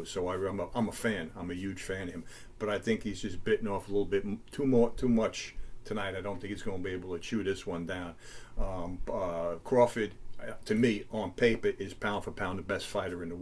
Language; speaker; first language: English; native; English